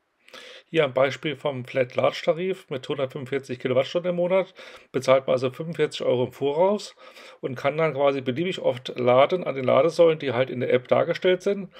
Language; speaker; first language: German; native; German